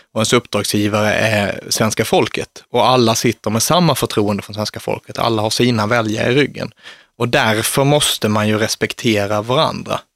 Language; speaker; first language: Swedish; native; Swedish